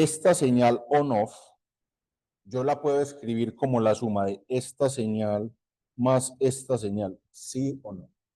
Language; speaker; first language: Spanish; native; Spanish